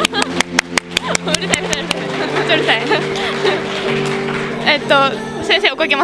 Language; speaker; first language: Japanese; native; Japanese